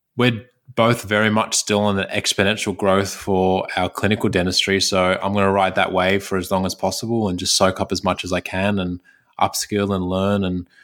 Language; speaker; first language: English; native; English